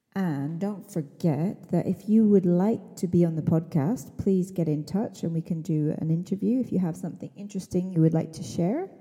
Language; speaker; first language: English; native; English